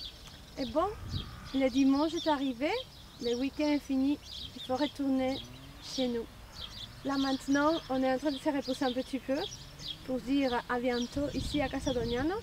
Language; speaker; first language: French; non-native, fluent; Spanish